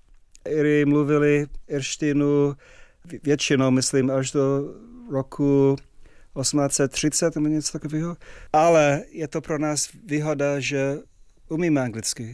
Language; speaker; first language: Czech; non-native, fluent; English